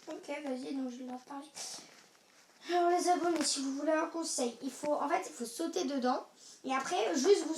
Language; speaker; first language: French; native; French